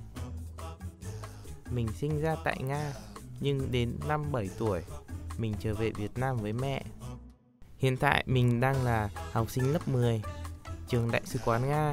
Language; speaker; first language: Vietnamese; early bilingual, other home language; Russian